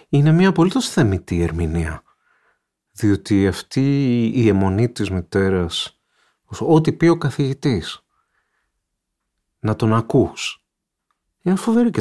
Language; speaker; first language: Greek; native; Greek